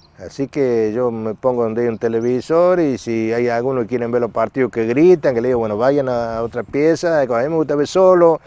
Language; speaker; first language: Spanish; native; Spanish